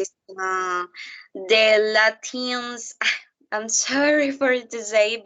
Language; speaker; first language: English; non-native, learner; Spanish